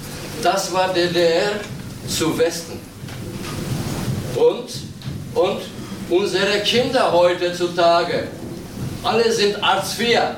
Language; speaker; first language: German; non-native, learner; Turkish